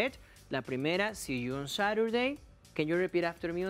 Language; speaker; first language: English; non-native, fluent; Spanish